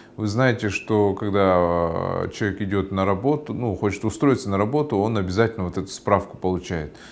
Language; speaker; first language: Russian; non-native, local second language; Kyrgyz